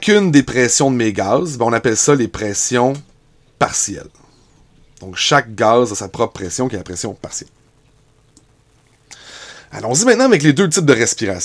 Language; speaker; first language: French; native; French